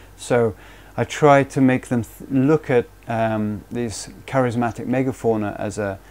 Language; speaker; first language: English; native; English